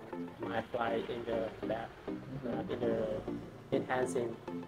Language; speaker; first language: English; non-native, learner; Vietnamese